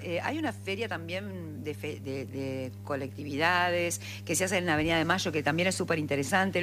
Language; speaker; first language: Spanish; native; Spanish